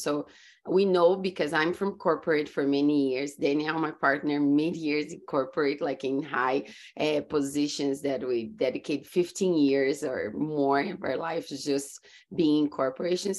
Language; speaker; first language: English; non-native, fluent; Portuguese